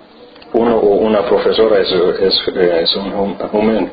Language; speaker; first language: Spanish; non-native, learner; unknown